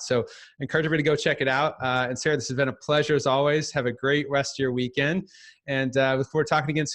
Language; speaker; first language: English; native; English